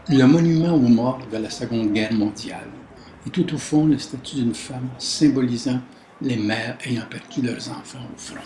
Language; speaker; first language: French; native; French